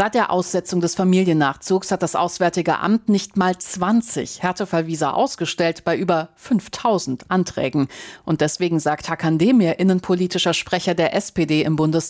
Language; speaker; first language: German; native; German